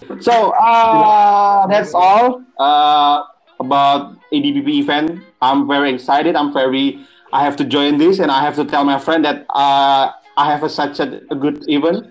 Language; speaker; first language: English; non-native, learner; Indonesian